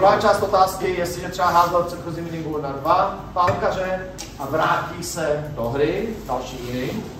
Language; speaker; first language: Czech; native; Czech